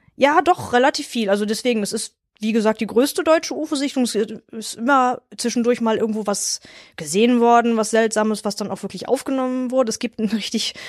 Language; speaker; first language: German; native; German